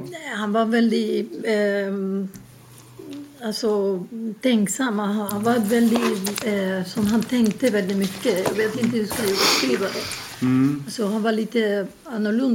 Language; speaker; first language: Swedish; non-native, learner; Spanish